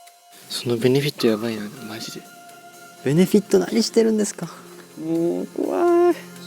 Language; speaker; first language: Japanese; native; Japanese